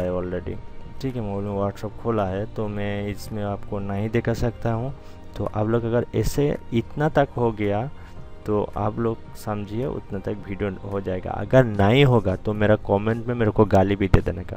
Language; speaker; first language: Hindi; non-native, local second language; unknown